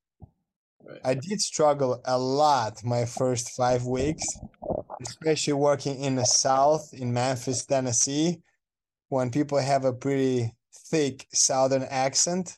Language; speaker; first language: English; non-native, fluent; Romanian